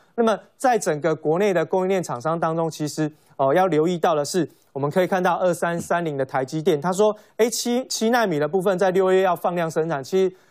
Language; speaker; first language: Chinese; native; Chinese